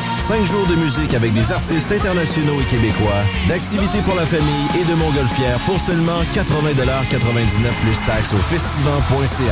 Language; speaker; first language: French; native; French